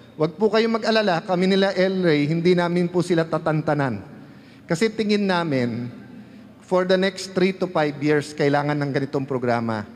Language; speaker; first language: Filipino; native; Filipino